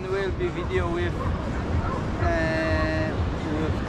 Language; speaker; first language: English; non-native, learner; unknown